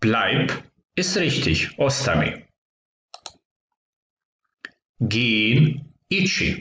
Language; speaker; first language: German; non-native, fluent; Croatian